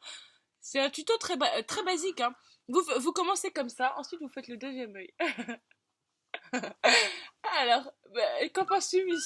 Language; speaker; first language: French; native; French